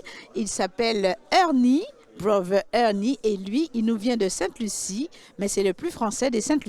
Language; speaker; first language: French; native; French